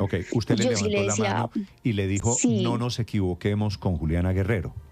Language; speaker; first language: Spanish; native; Spanish